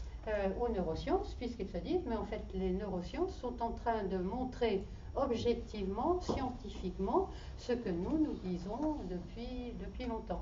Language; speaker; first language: French; native; French